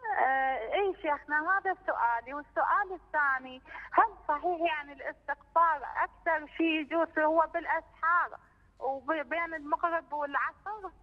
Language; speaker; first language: Arabic; native; Arabic